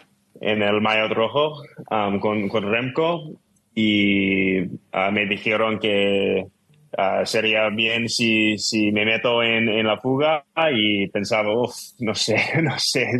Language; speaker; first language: Spanish; non-native, fluent; English